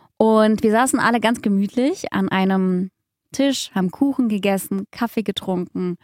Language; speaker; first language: German; early bilingual, other home language; Russian